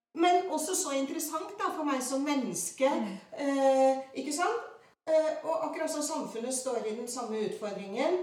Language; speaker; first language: Norwegian; early bilingual, other home language; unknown